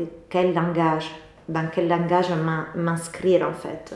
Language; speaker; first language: French; non-native, fluent; Italian